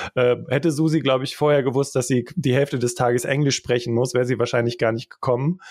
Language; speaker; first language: German; early bilingual, other home language; English